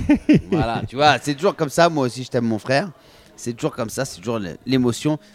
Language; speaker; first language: French; native; French